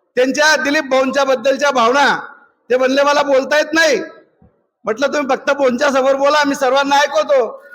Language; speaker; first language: Marathi; native; Marathi